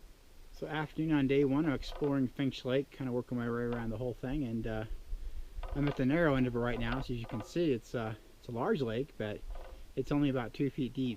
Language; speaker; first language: English; native; English